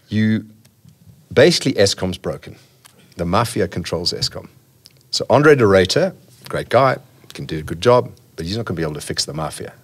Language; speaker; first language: English; native; English